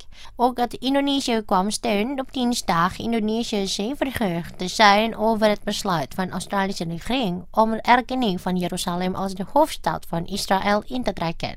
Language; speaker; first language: Dutch; non-native, fluent; Indonesian